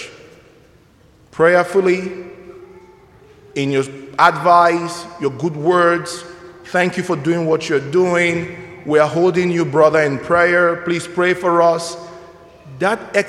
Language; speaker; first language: English; non-native, local second language; Igbo